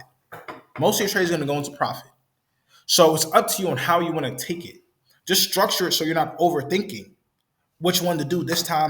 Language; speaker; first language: English; native; English